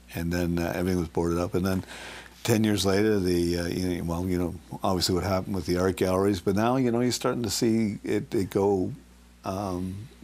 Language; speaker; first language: English; native; English